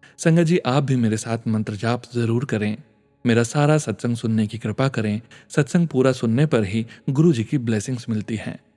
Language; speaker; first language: Hindi; native; Hindi